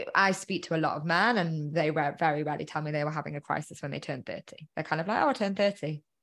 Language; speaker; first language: English; native; English